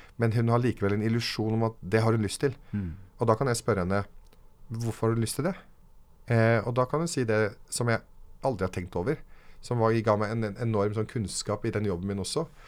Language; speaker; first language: Norwegian; early bilingual, other home language; Arabic